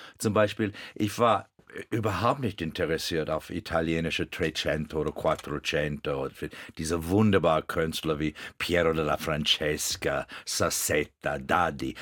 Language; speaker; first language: German; non-native, fluent; English